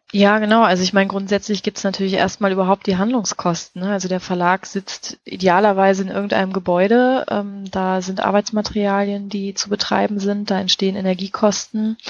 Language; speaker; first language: German; native; German